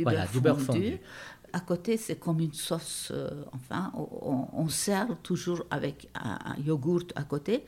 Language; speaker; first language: French; non-native, fluent; Turkish